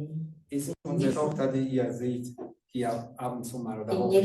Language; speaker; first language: German; non-native, fluent; Rundi